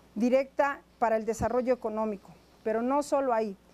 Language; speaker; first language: Spanish; native; Spanish